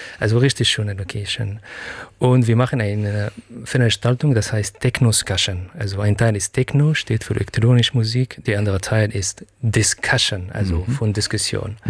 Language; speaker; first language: German; non-native, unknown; Arabic